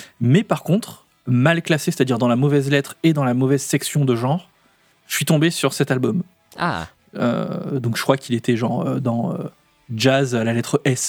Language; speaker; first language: French; native; French